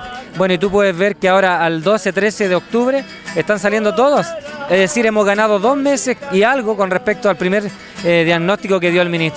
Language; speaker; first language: Spanish; native; Spanish